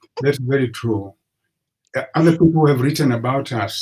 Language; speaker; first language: English; non-native, local second language; Swahili